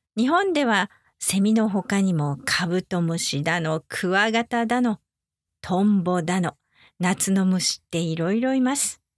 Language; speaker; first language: Japanese; native; Japanese